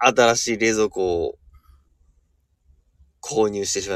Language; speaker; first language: Japanese; native; Japanese